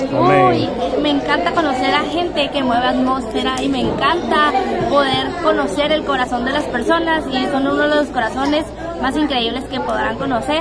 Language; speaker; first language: Spanish; native; Spanish